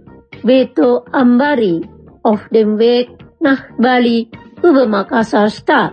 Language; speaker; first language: German; non-native, fluent; Indonesian